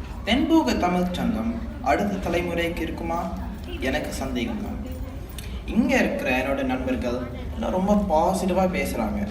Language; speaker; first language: Tamil; early bilingual, heritage; Tamil